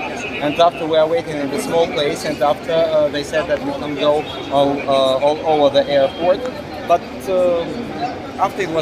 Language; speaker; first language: English; non-native, learner; Russian